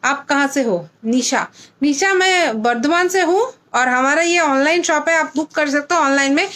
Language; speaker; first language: Hindi; non-native, local second language; Bangla